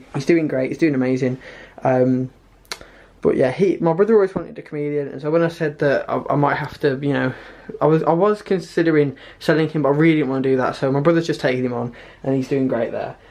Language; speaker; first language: English; native; English